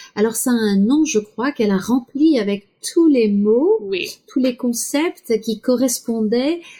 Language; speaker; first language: French; native; French